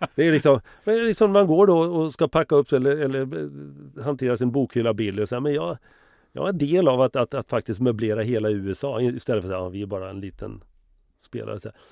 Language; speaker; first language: Swedish; native; Swedish